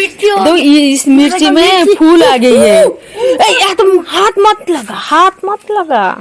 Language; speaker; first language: Hindi; non-native, local second language; Odia